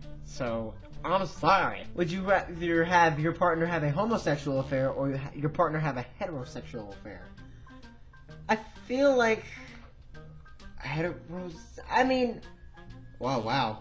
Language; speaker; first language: English; native; English